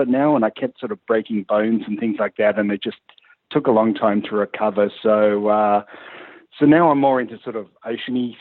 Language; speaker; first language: English; native; English